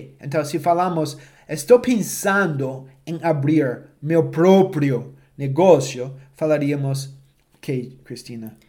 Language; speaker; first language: Portuguese; non-native, fluent; English